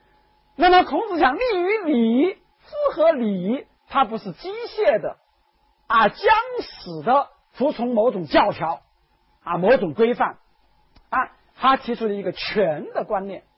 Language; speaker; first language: Chinese; native; Chinese